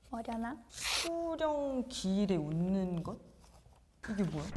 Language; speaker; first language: Korean; native; Korean